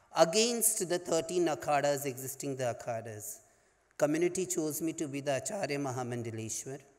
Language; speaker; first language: English; non-native, local second language; Hindi